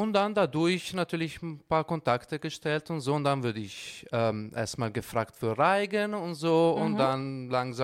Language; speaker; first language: German; non-native, fluent; Italian